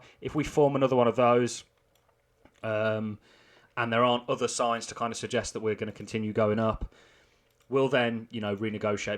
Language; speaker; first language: English; native; English